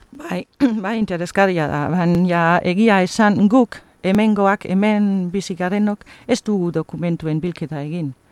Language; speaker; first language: Basque; non-native, fluent; German